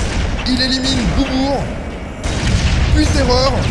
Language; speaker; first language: French; native; French